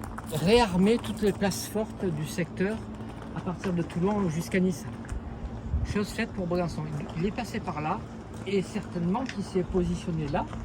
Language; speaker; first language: French; native; French